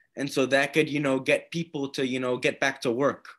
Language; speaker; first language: English; native; English